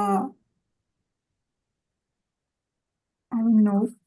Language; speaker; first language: English; non-native, learner; Spanish